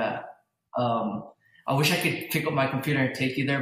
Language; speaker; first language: English; native; English